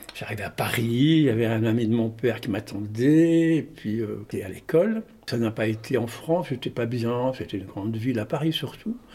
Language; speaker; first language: French; non-native, local second language; Arabic